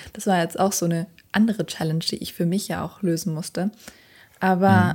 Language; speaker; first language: German; early bilingual, other home language; Kurdish